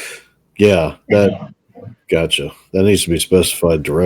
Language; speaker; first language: English; native; English